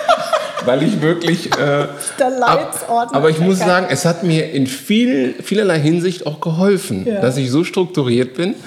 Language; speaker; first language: German; native; German